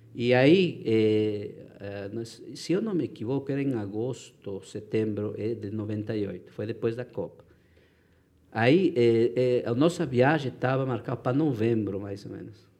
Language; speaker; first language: Portuguese; non-native, fluent; Spanish